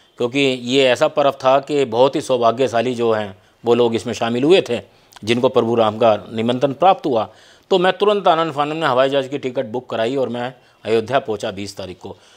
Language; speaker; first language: Hindi; native; Hindi